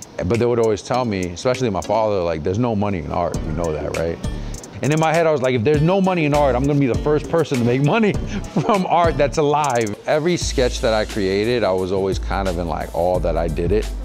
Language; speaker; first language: English; native; English